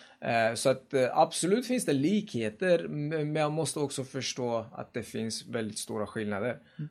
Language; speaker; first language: Swedish; early bilingual, other home language; Kurdish